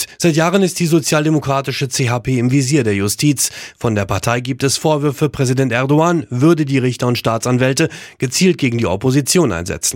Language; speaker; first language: German; native; German